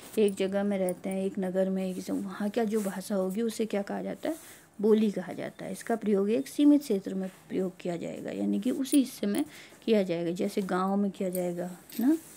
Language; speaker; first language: Hindi; native; Hindi